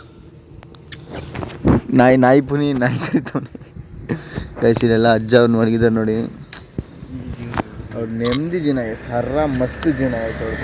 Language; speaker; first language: Kannada; native; Kannada